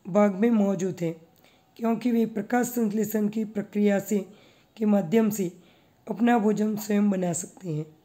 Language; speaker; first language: Hindi; non-native, local second language; Gujarati